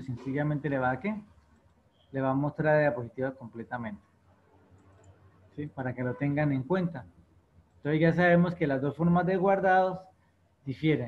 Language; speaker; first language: Spanish; native; Spanish